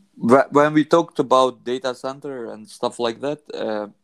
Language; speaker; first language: English; non-native, fluent; Albanian